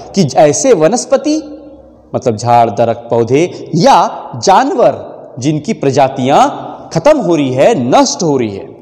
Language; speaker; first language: Hindi; non-native, local second language; Marathi